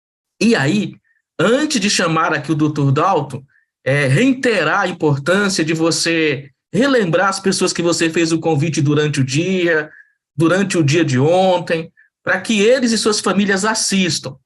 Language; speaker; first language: Portuguese; native; Portuguese